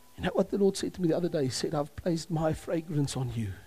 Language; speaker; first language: English; non-native, local second language; Afrikaans